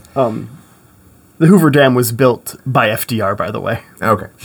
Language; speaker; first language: English; native; English